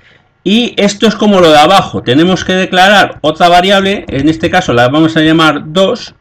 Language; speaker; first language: Spanish; native; Spanish